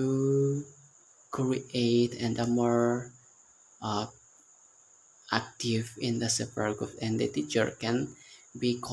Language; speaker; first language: English; non-native, learner; Indonesian